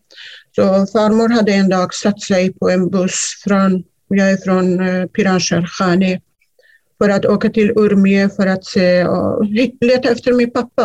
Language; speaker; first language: Swedish; non-native, fluent; Kurdish